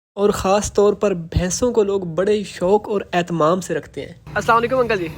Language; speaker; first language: Urdu; non-native, local second language; Punjabi